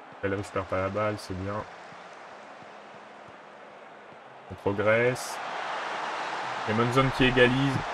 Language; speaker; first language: French; native; French